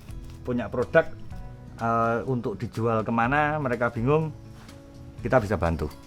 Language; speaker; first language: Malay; non-native, local second language; Javanese